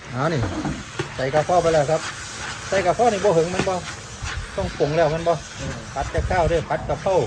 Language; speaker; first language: Thai; non-native, local second language; Northeastern Thai